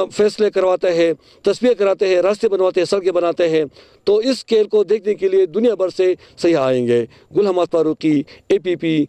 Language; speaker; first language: Urdu; non-native, local second language; Khowar